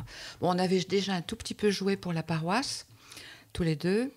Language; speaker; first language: French; native; French